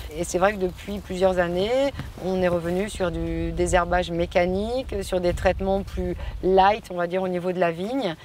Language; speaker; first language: French; native; French